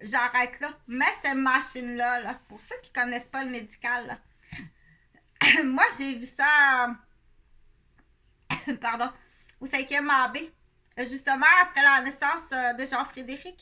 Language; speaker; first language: French; native; French